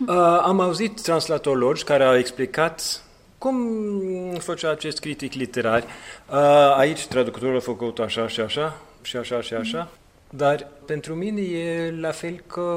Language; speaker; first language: Romanian; non-native, fluent; Norwegian